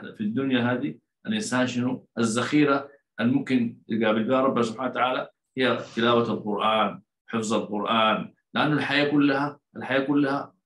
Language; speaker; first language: Arabic; native; Arabic